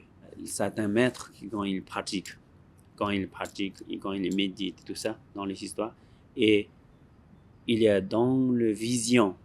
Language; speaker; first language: French; non-native, learner; Tibetan